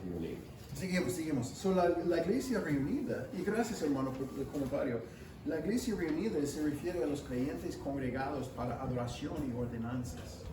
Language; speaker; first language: Spanish; non-native, fluent; English